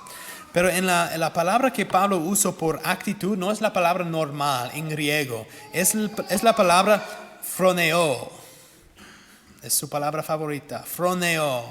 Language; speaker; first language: Spanish; non-native, fluent; English